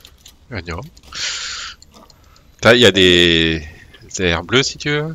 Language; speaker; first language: French; native; French